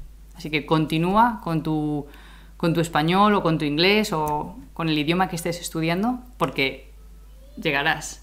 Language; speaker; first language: Spanish; native; Spanish